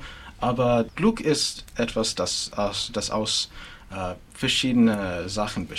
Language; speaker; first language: German; non-native, fluent; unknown